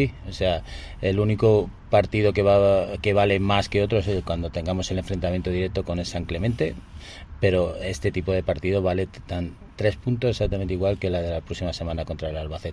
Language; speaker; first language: Spanish; native; Spanish